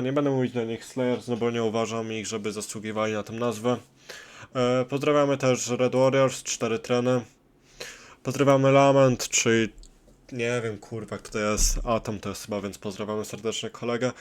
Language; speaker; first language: Polish; native; Polish